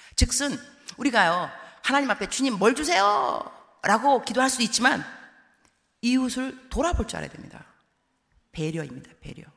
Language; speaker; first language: Korean; early bilingual, heritage; Korean